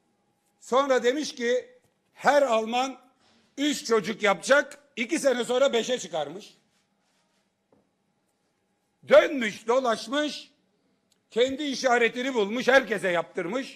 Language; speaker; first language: Turkish; native; Turkish